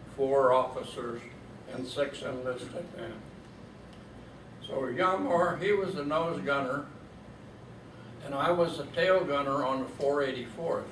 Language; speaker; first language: English; native; English